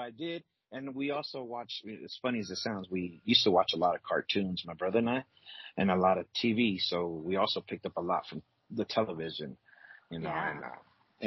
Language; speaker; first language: English; native; English